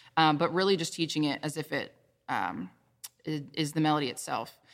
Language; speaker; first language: English; native; English